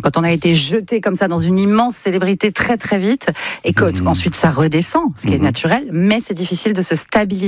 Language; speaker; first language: French; native; French